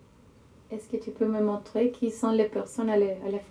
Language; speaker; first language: French; non-native, learner; Spanish